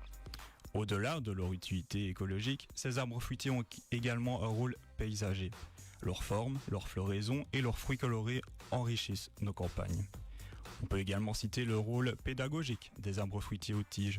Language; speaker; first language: French; native; French